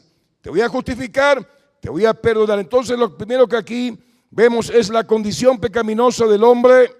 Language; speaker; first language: Spanish; native; Spanish